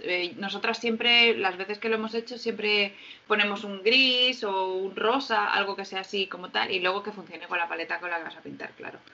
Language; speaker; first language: Spanish; native; Spanish